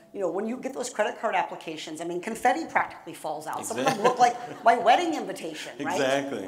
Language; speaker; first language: English; native; English